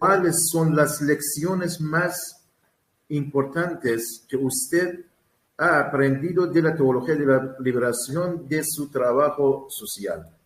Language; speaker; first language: Spanish; non-native, learner; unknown